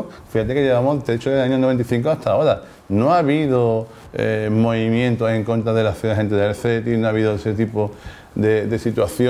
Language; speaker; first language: Spanish; native; Spanish